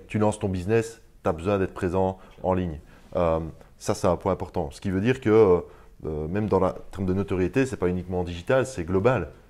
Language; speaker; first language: French; native; French